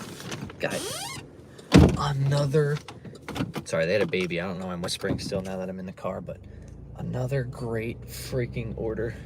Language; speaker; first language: English; native; English